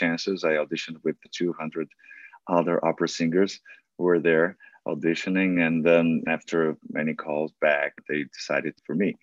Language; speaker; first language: English; non-native, fluent; Portuguese